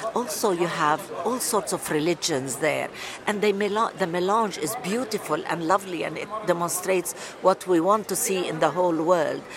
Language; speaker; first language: English; non-native, fluent; Arabic